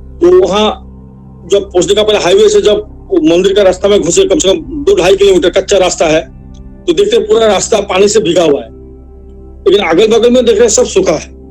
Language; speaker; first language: Hindi; non-native, local second language; Assamese